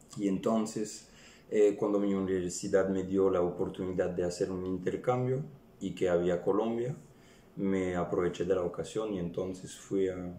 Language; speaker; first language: Spanish; non-native, fluent; French